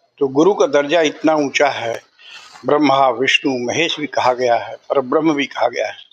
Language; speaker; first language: Hindi; native; Hindi